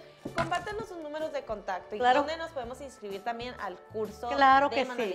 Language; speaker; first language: Spanish; native; Spanish